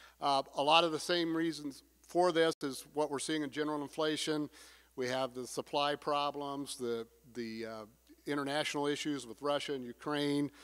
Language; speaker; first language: English; native; English